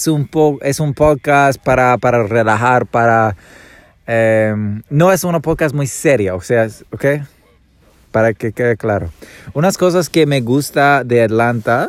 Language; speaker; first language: Spanish; non-native, fluent; English